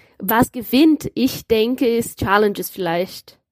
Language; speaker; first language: German; non-native, learner; Portuguese